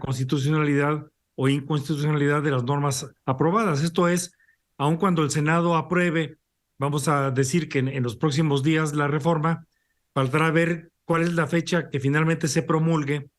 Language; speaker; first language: Spanish; native; Spanish